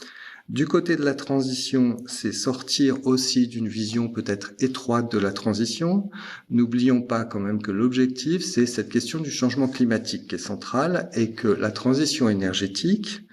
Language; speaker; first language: French; native; French